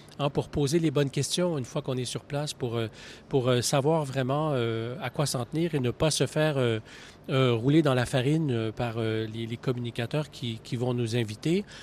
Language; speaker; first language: French; native; French